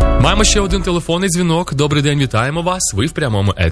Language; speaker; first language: Ukrainian; native; Ukrainian